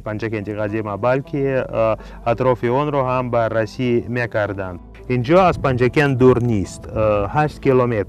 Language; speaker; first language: Persian; non-native, fluent; Russian